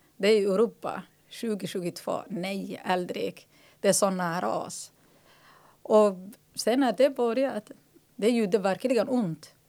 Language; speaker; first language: Swedish; non-native, fluent; Somali